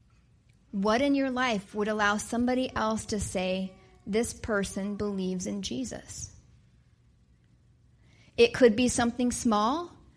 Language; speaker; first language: English; native; English